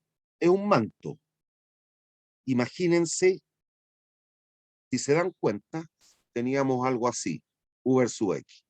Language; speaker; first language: Spanish; native; Spanish